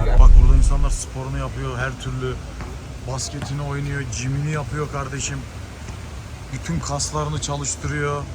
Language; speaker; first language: Turkish; native; Turkish